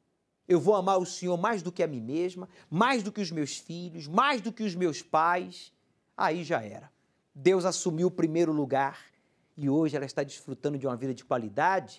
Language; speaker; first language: Portuguese; native; Portuguese